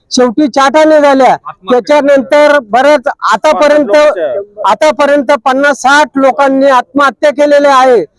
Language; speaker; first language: Marathi; native; Marathi